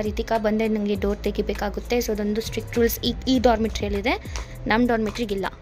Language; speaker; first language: Kannada; non-native, local second language; Telugu